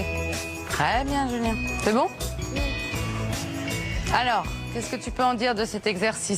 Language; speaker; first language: French; native; French